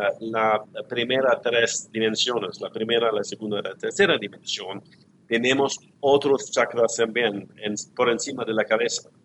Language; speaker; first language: Spanish; non-native, learner; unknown